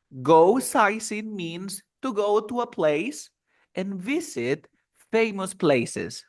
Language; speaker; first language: English; non-native, fluent; Spanish